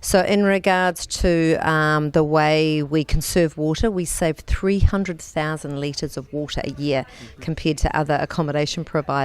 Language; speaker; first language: English; native; English